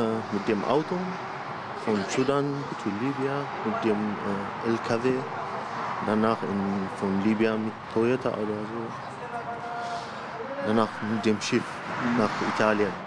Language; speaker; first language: German; non-native, learner; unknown